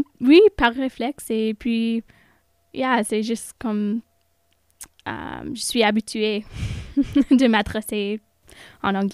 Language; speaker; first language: French; non-native, local second language; English